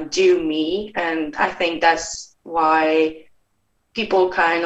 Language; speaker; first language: English; non-native, fluent; French